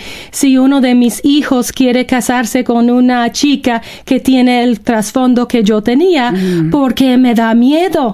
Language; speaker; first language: Spanish; non-native, fluent; English